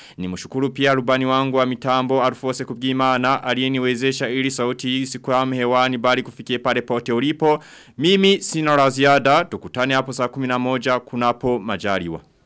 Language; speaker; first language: Swahili; non-native, local second language; Rundi